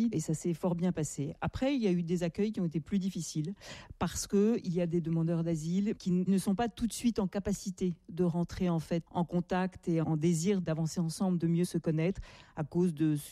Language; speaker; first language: French; native; French